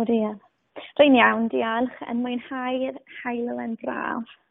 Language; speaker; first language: Welsh; native; Welsh